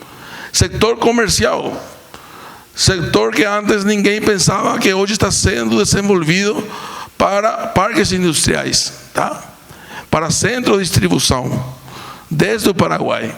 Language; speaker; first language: Portuguese; non-native, fluent; Spanish